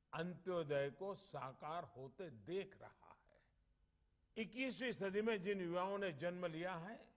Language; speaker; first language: Hindi; non-native, local second language; Gujarati